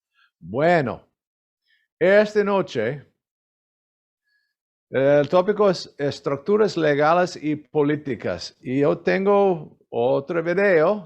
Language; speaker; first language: Spanish; non-native, learner; English